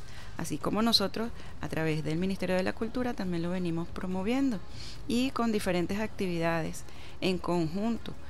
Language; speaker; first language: Spanish; native; Spanish